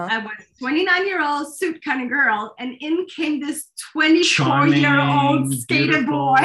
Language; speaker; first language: English; non-native, fluent; Danish